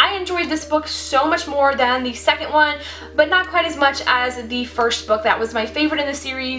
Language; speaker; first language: English; native; English